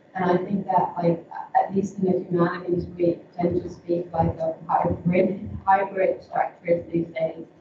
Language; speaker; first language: English; non-native, fluent; Finnish